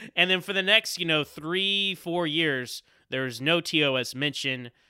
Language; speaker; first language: English; native; English